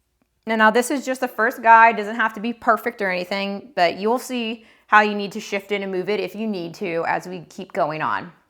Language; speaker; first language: English; native; English